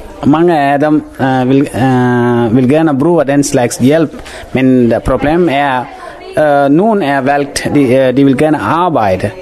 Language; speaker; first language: Danish; non-native, fluent; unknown